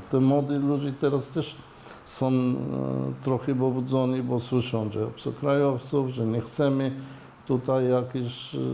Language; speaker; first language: Polish; non-native, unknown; Arabic